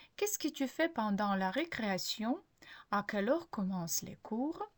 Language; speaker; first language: French; non-native, fluent; Ukrainian